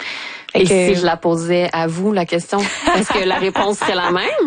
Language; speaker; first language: French; native; French